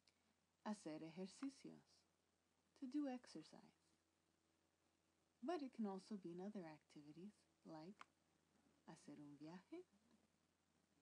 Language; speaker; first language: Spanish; non-native, fluent; English